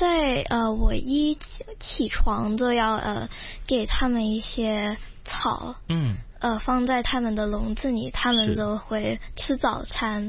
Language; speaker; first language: Chinese; non-native, local second language; Cantonese